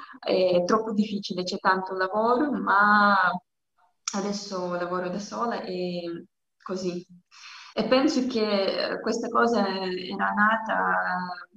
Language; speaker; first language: Italian; non-native, learner; Russian